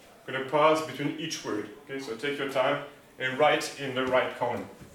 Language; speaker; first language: English; non-native, fluent; French